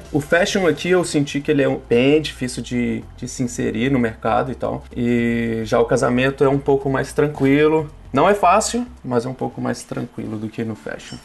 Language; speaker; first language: Portuguese; native; Portuguese